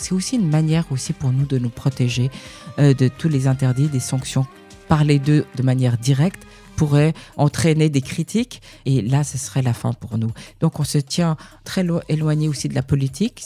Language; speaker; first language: French; early bilingual, other home language; Persian